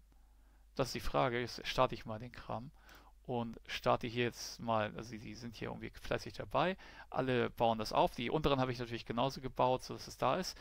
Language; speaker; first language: German; native; German